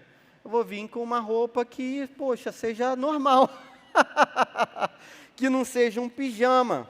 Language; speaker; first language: Portuguese; native; Portuguese